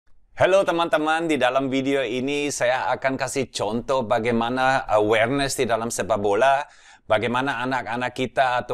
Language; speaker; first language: Indonesian; non-native, fluent; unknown